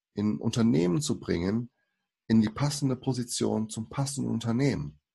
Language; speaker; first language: German; early bilingual, other home language; Portuguese